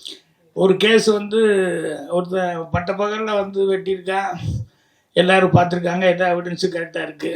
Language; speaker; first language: Tamil; native; Tamil